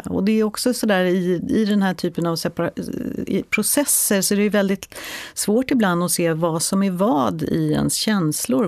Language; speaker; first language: Swedish; native; Swedish